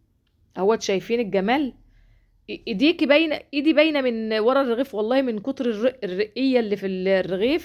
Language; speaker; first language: Arabic; native; Arabic